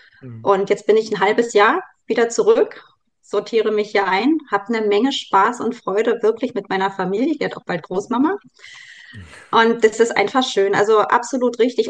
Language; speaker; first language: German; native; German